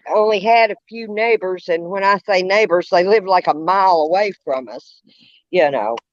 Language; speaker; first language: English; native; English